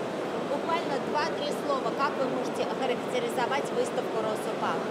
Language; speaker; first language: Russian; native; Russian